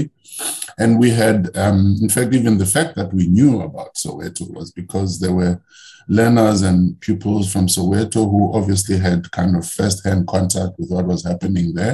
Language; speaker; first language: English; non-native, local second language; Xhosa